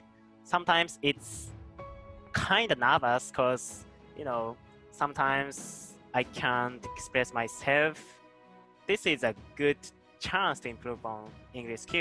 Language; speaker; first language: English; non-native, fluent; Japanese